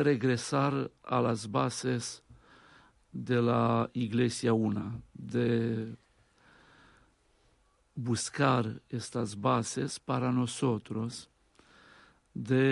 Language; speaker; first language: Spanish; non-native, fluent; Romanian